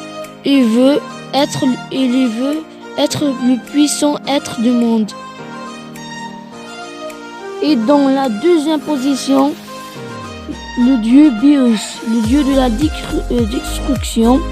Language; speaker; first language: French; non-native, learner; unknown